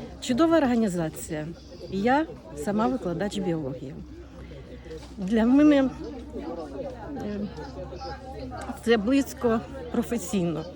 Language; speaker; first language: Ukrainian; non-native, local second language; Russian